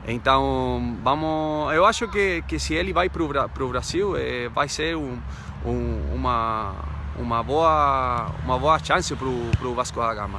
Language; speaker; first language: Portuguese; non-native, fluent; Spanish